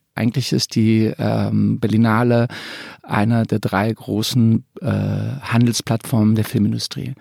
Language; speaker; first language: German; early bilingual, other home language; Croatian